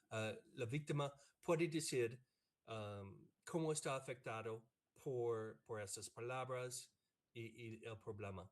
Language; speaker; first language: Spanish; non-native, fluent; English